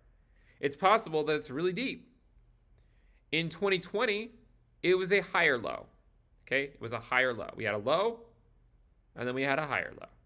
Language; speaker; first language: English; native; English